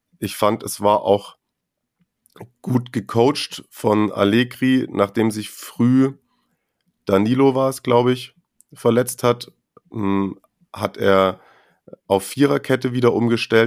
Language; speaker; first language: German; native; German